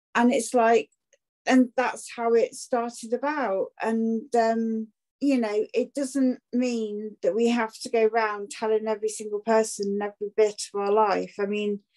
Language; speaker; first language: English; native; English